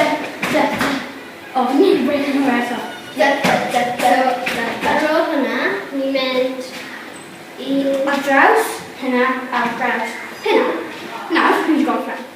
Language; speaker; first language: Welsh; non-native, local second language; English